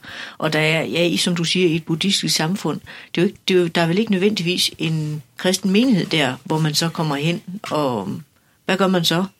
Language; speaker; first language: Danish; native; Danish